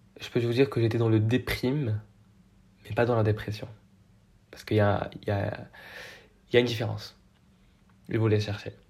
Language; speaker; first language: French; non-native, local second language; Arabic